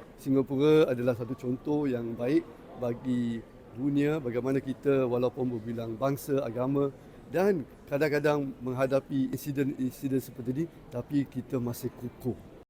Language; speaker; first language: Malay; native; Malay